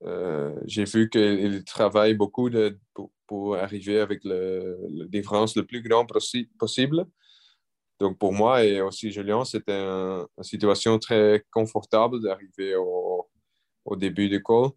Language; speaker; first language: French; non-native, local second language; Dutch